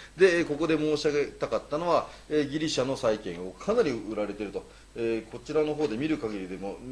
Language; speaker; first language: Japanese; native; Japanese